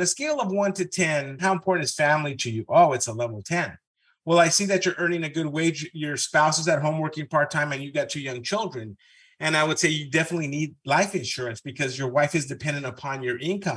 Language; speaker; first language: English; early bilingual, other home language; Spanish